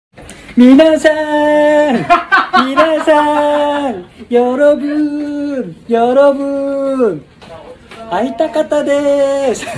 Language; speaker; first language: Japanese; non-native, learner; Korean